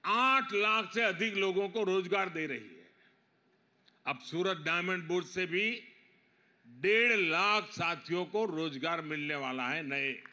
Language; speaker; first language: Hindi; non-native, local second language; Gujarati